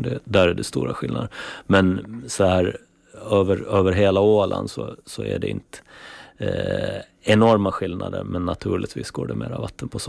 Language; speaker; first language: Swedish; native; Swedish